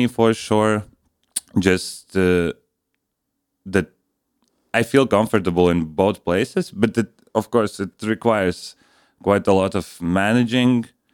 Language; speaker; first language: English; non-native, fluent; Latvian